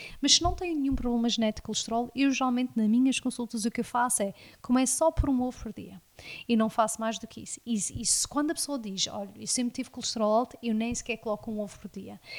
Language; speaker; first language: Portuguese; early bilingual, heritage; Portuguese